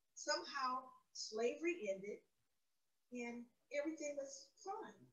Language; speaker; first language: English; native; English